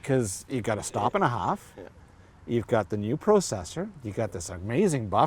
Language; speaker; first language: English; native; English